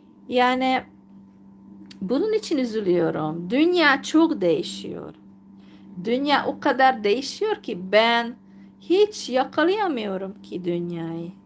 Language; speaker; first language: Turkish; non-native, fluent; Hungarian